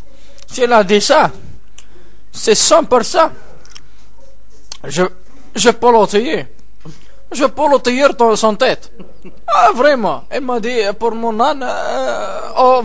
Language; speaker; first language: French; non-native, local second language; Arabic